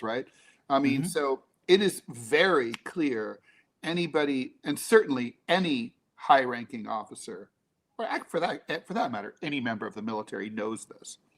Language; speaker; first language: English; native; English